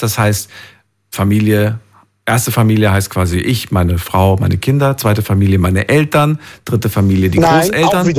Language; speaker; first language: German; native; German